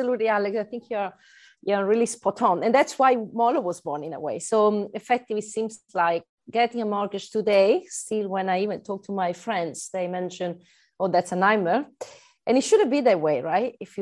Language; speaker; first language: English; non-native, fluent; Italian